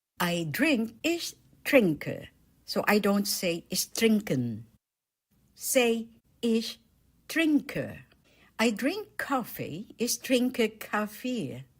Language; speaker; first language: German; non-native, fluent; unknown